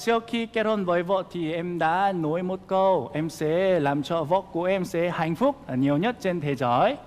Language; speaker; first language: Vietnamese; non-native, fluent; Korean